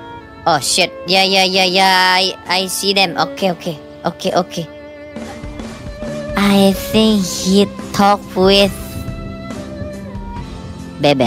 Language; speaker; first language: English; non-native, learner; Indonesian